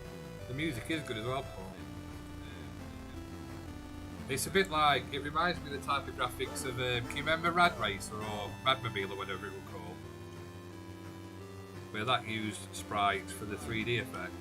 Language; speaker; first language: English; native; English